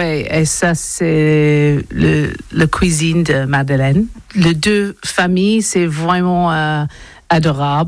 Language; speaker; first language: French; non-native, learner; English